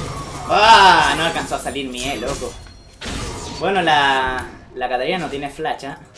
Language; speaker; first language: Spanish; native; Spanish